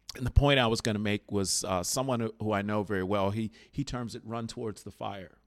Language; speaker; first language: English; native; English